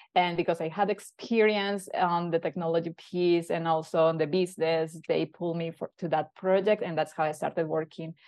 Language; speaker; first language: English; non-native, fluent; Spanish